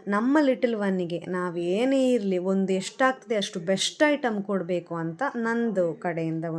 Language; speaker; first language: Kannada; non-native, local second language; Tulu